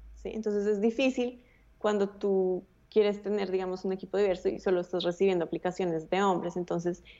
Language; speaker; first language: Spanish; native; Spanish